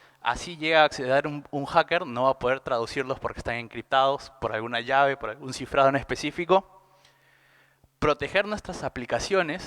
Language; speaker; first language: Spanish; native; Spanish